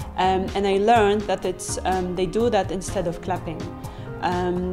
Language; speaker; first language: English; non-native, fluent; Polish